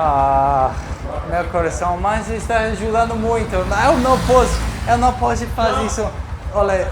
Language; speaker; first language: Portuguese; non-native, learner; English